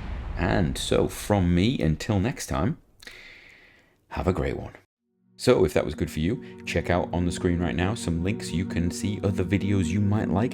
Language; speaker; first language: English; native; English